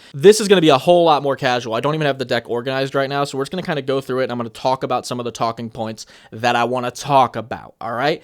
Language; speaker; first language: English; native; English